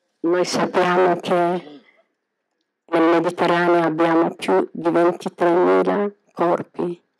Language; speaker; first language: Italian; non-native, fluent; Tigrinya